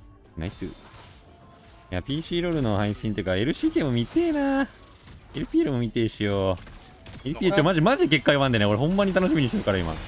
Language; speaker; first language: Japanese; native; Japanese